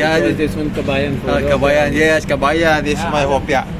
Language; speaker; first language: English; non-native, local second language; Filipino